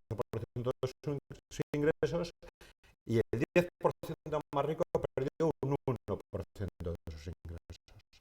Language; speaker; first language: Spanish; native; Spanish